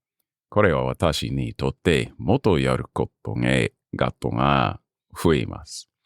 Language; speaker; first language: Japanese; non-native, learner; English